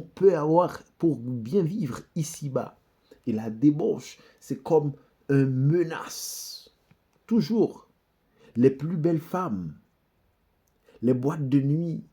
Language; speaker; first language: French; non-native, local second language; Haitian Creole